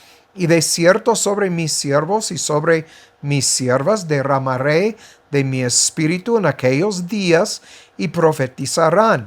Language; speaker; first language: Spanish; non-native, fluent; English